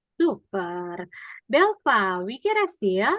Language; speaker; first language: German; non-native, fluent; Indonesian